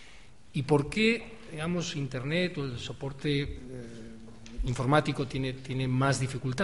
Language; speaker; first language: Spanish; native; Spanish